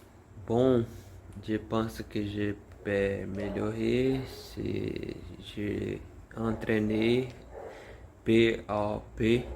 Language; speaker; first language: French; non-native, learner; Portuguese